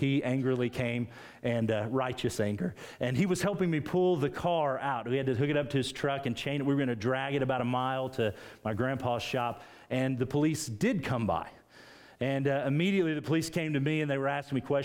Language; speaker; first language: English; native; English